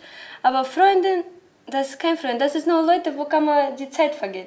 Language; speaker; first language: German; non-native, learner; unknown